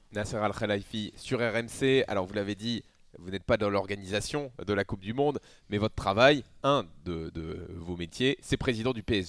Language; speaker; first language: French; native; French